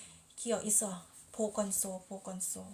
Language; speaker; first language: Korean; non-native, learner; Thai